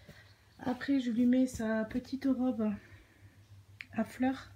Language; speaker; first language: French; native; French